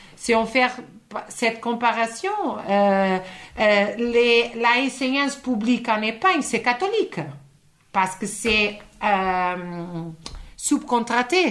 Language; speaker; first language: French; non-native, fluent; Portuguese